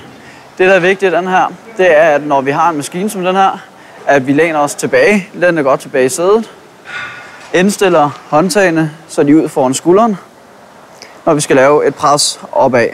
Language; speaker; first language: Danish; native; Danish